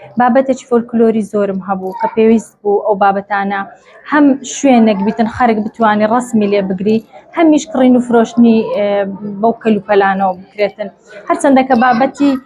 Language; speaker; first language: Central Kurdish; native; Central Kurdish